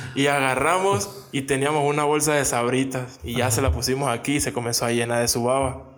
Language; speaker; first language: Spanish; native; Spanish